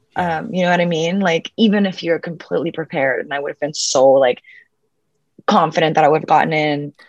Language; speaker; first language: English; early bilingual, other home language; Spanish